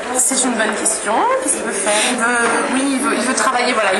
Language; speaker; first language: French; non-native, fluent; English